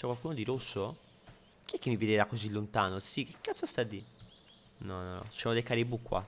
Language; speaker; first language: Italian; native; Italian